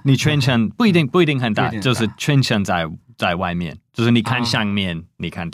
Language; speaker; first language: Chinese; non-native, fluent; English